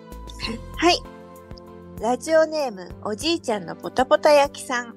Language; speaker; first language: Japanese; native; Japanese